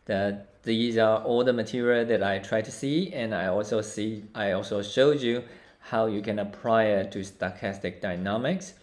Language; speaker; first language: English; non-native, fluent; Chinese